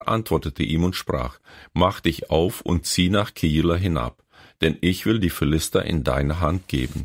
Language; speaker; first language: German; native; German